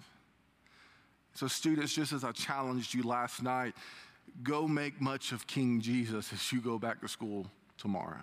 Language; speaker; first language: English; native; English